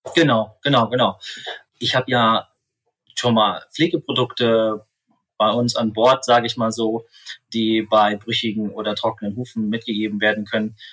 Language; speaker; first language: German; native; German